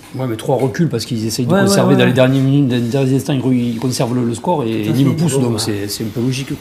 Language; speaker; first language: French; native; French